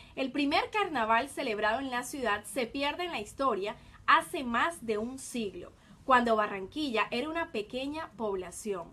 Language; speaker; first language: Spanish; native; Spanish